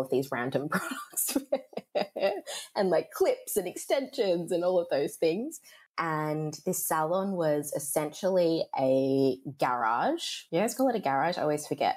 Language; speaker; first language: English; native; English